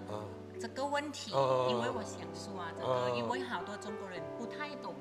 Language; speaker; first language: Chinese; non-native, learner; Thai